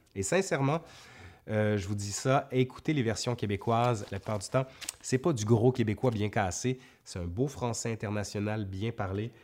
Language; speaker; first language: French; native; French